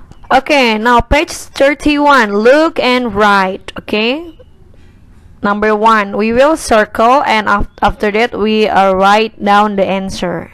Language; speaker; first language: English; non-native, fluent; Indonesian